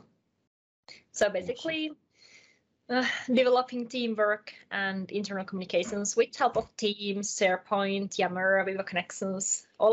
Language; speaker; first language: English; non-native, fluent; Finnish